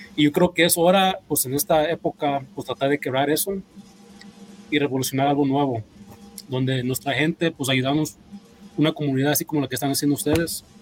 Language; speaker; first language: Spanish; early bilingual, heritage; Spanish